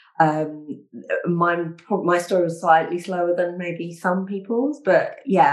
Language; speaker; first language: English; native; English